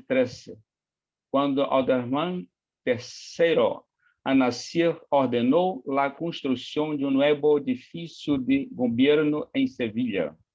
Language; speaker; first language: Spanish; non-native, learner; Portuguese